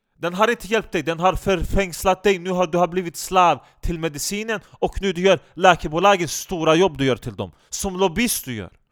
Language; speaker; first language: Swedish; non-native, fluent; Turkish